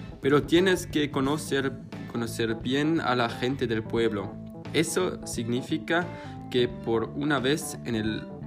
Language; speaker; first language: Spanish; non-native, learner; German